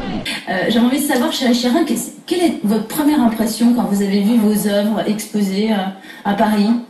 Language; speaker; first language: French; native; French